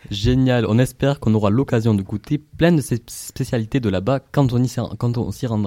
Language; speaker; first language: French; native; French